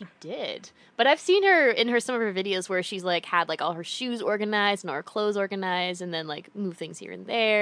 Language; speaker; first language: English; native; English